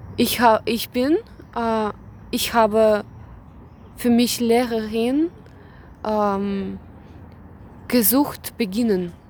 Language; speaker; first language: German; non-native, learner; Russian